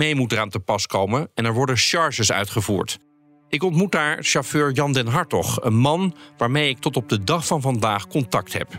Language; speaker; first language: Dutch; native; Dutch